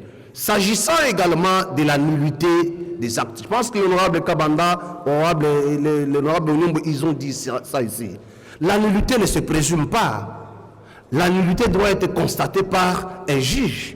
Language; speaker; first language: French; native; French